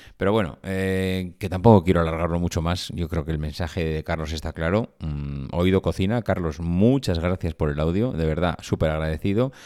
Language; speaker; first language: Spanish; native; Spanish